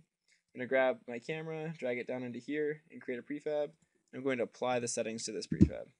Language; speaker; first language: English; native; English